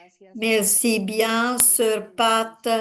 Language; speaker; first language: French; non-native, fluent; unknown